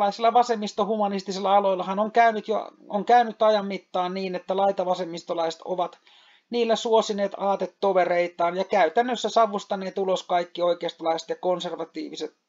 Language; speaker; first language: Finnish; native; Finnish